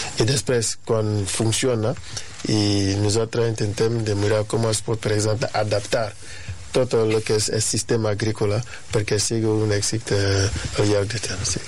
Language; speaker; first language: Catalan; non-native, fluent; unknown